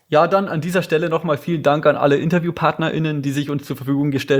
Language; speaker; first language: German; native; German